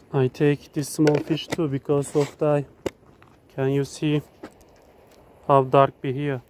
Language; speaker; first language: English; non-native, learner; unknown